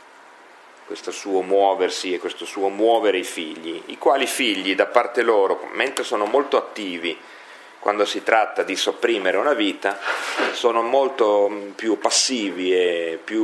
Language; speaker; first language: Italian; native; Italian